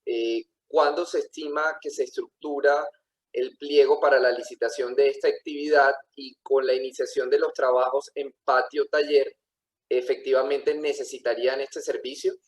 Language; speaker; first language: Spanish; native; Spanish